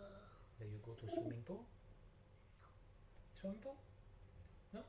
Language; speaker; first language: English; non-native, learner; Vietnamese